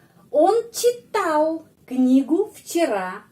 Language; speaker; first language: Russian; non-native, fluent; Indonesian